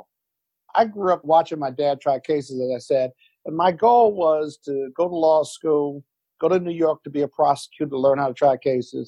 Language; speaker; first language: English; native; English